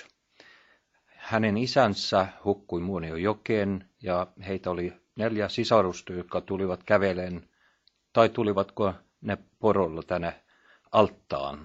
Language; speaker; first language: Finnish; early bilingual, heritage; Norwegian